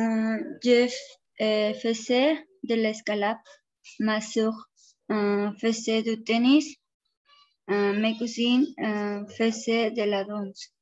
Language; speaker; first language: French; non-native, learner; Spanish